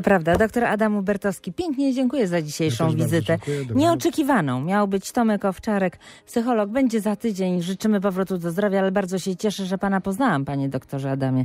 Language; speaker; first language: Polish; native; Polish